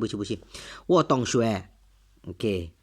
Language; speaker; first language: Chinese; non-native, learner; Malay